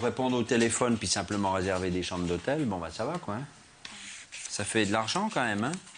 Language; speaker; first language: French; native; French